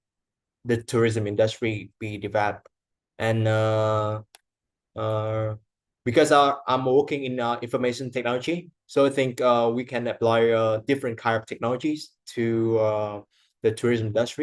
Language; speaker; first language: English; non-native, fluent; Vietnamese